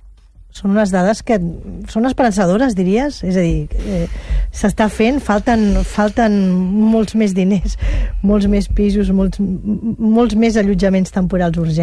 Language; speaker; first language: Catalan; native; Catalan